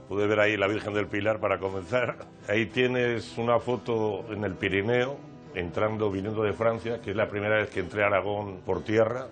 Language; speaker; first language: Spanish; native; Spanish